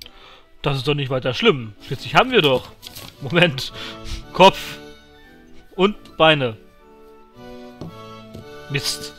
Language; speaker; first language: German; native; German